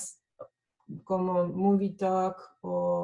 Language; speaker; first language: Spanish; non-native, fluent; French